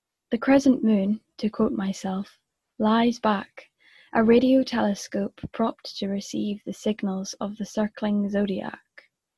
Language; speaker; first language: English; native; English